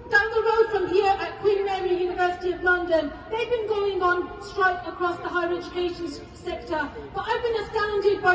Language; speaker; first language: English; native; English